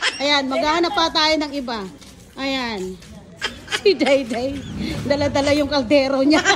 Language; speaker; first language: Filipino; non-native, local second language; Waray